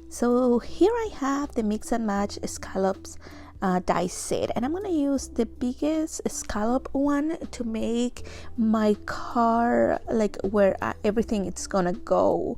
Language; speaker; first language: English; non-native, fluent; Spanish